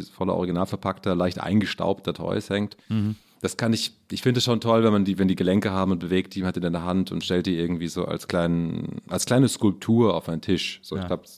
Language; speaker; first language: German; native; German